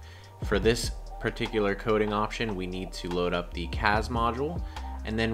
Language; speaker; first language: English; native; English